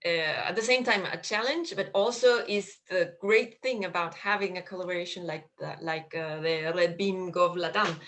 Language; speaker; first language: English; non-native, fluent; Spanish